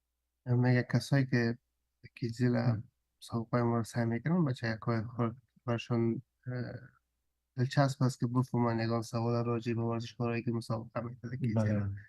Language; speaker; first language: Persian; early bilingual, heritage; Persian